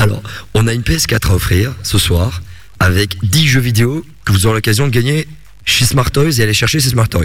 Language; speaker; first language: French; native; French